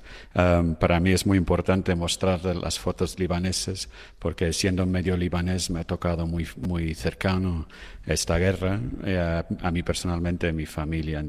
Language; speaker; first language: Spanish; non-native, fluent; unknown